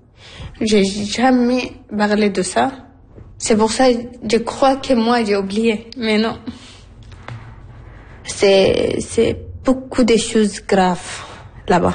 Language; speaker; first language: French; non-native, learner; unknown